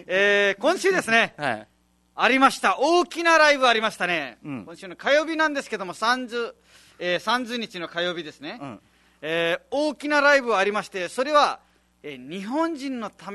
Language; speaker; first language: Japanese; non-native, fluent; Nepali